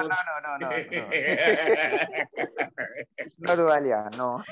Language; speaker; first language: English; non-native, learner; Arabic